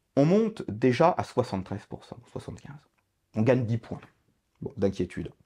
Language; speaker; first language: French; native; French